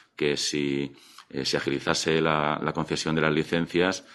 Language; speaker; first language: Spanish; non-native, local second language; Catalan